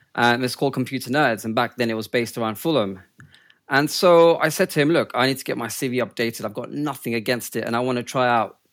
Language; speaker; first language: English; early bilingual, other home language; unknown